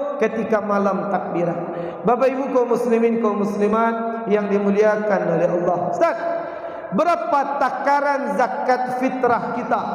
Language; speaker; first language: Malay; non-native, local second language; Minangkabau